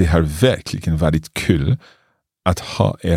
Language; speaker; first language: Swedish; non-native, learner; English